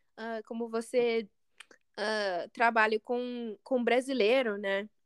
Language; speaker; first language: Portuguese; non-native, fluent; English